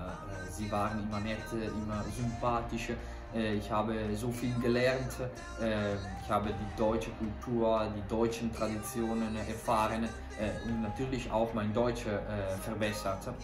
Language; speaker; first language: German; non-native, fluent; Italian